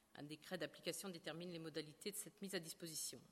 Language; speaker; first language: French; native; French